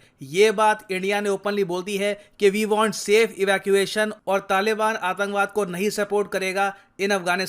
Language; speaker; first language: Hindi; native; Hindi